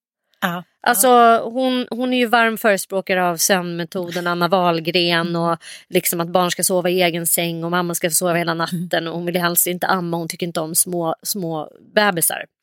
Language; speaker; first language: Swedish; native; Swedish